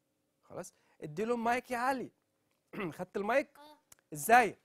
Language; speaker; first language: Arabic; native; Arabic